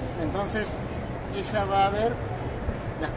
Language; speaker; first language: Spanish; native; Spanish